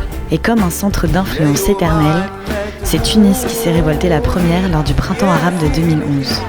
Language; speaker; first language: French; native; French